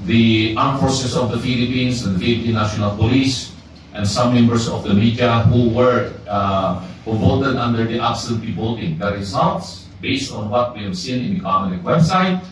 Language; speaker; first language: English; non-native, local second language; Filipino